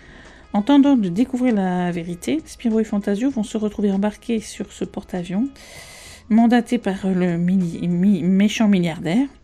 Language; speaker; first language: French; native; French